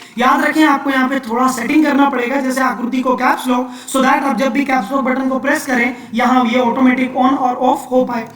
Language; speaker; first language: Hindi; non-native, local second language; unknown